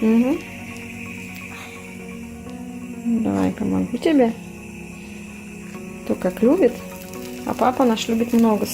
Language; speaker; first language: Russian; native; Russian